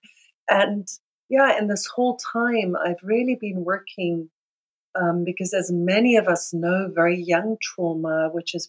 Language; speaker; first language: English; native; English